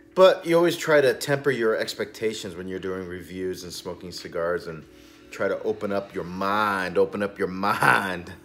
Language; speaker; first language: English; native; English